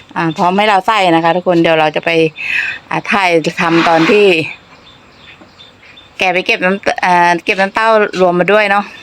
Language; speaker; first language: Thai; non-native, local second language; Northeastern Thai